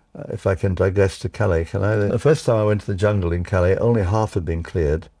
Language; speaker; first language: English; early bilingual, other home language; Czech